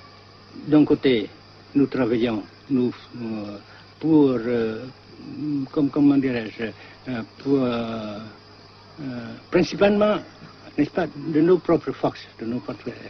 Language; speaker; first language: French; non-native, fluent; Vietnamese